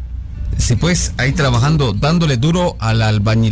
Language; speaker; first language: Spanish; native; Spanish